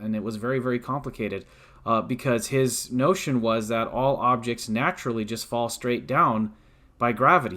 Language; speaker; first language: English; native; English